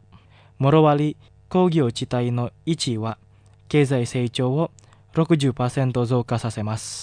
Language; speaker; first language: Japanese; non-native, fluent; Indonesian